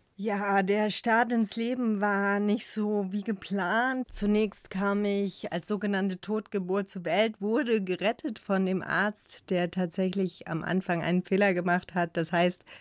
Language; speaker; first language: German; native; German